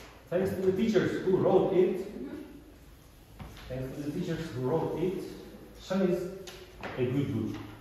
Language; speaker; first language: English; non-native, fluent; Kazakh